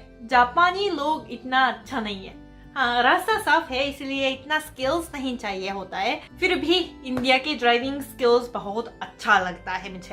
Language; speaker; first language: Hindi; non-native, fluent; Japanese